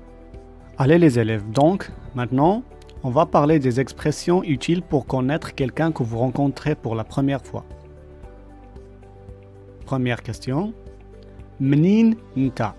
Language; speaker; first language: French; non-native, local second language; Arabic